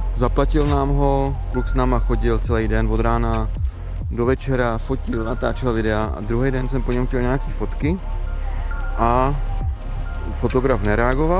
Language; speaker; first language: Czech; native; Czech